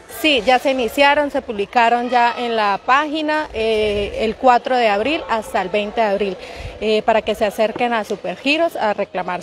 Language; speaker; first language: Spanish; native; Spanish